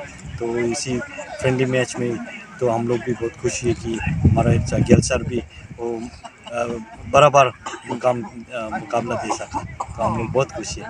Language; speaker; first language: Hindi; non-native, fluent; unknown